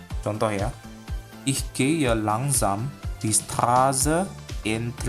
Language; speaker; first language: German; non-native, fluent; Indonesian